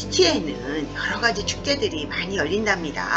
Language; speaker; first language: Korean; native; Korean